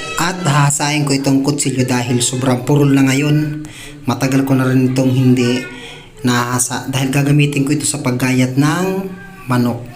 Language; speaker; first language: Filipino; native; Filipino